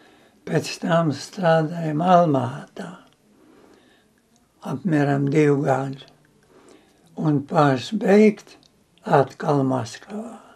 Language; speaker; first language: Latvian; non-native, learner; Russian